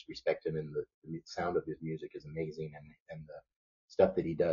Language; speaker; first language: English; native; English